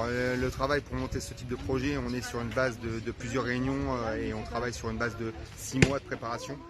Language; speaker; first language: French; native; French